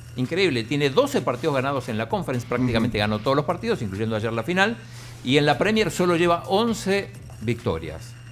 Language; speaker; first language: Spanish; native; Spanish